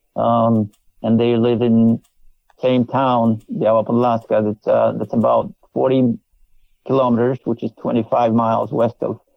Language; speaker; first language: English; non-native, fluent; Polish